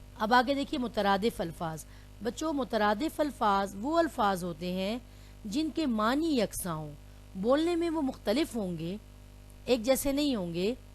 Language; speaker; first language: Urdu; non-native, local second language; Pashto